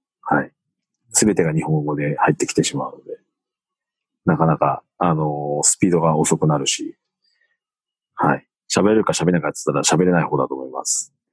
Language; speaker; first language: Japanese; native; Japanese